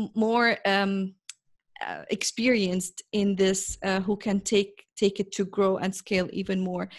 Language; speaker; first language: English; non-native, fluent; Arabic